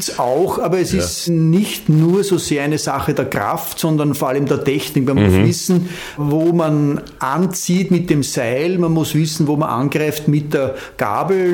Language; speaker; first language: German; native; German